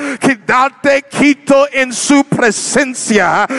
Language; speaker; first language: Spanish; non-native, learner; English